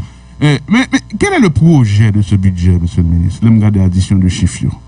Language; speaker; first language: French; non-native, local second language; Haitian Creole